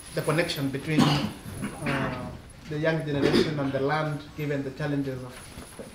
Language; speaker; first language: English; non-native, local second language; Masai